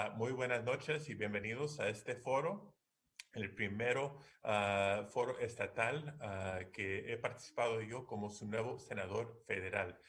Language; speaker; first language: Spanish; early bilingual, heritage; Spanish